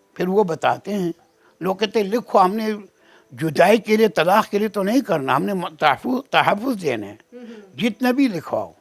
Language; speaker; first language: Urdu; non-native, local second language; Pashto